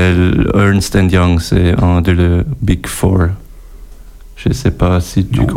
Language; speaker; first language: French; non-native, learner; German